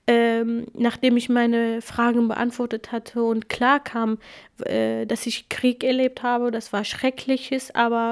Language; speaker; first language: German; non-native, fluent; Kurdish